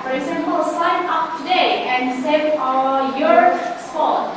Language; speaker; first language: English; non-native, learner; Indonesian